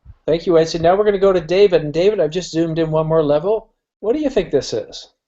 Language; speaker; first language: English; native; English